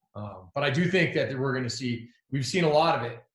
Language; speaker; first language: English; native; English